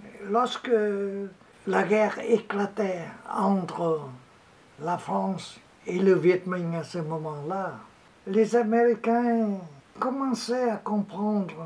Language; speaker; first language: French; non-native, local second language; Vietnamese